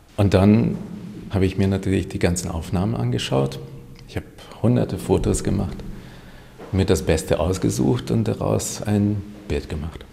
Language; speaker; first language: German; non-native, fluent; Hungarian